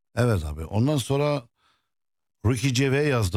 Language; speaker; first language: Turkish; non-native, fluent; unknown